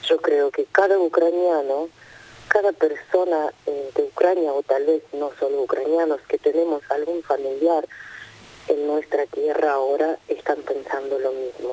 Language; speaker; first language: Spanish; non-native, fluent; Ukrainian